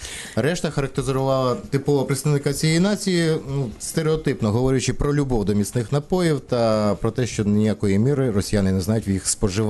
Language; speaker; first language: Ukrainian; native; Ukrainian